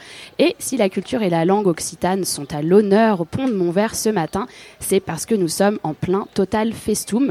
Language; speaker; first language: French; native; French